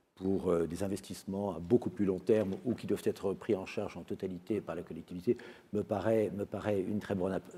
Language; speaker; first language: French; native; French